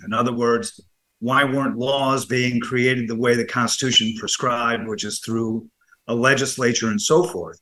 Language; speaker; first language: English; native; English